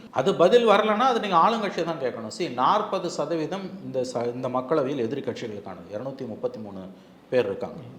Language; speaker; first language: Tamil; native; Tamil